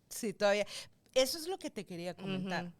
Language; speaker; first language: Spanish; native; Spanish